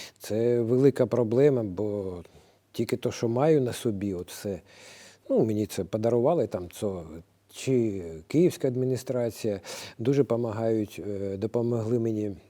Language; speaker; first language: Ukrainian; non-native, local second language; Russian